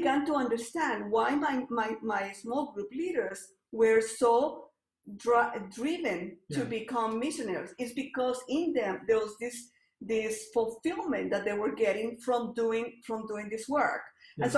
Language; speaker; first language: English; non-native, fluent; Spanish